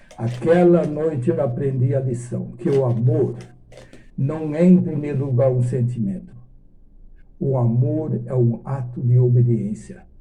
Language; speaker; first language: Portuguese; non-native, fluent; German